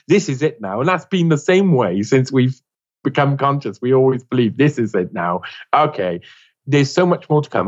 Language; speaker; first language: English; native; English